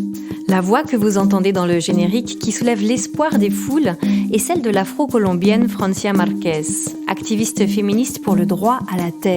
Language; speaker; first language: French; native; French